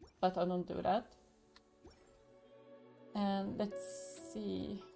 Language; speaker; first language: English; non-native, learner; Swedish